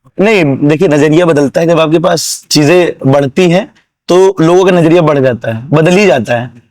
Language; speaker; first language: Hindi; native; Hindi